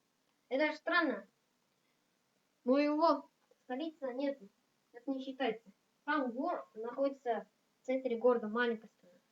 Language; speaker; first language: Russian; non-native, local second language; Kazakh